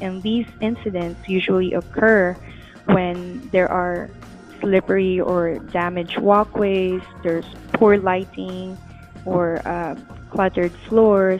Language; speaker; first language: English; non-native, local second language; Filipino